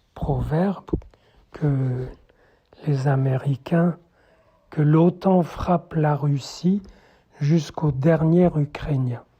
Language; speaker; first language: French; native; French